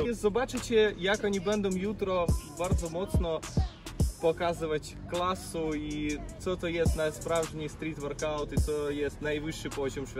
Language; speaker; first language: Polish; non-native, learner; Ukrainian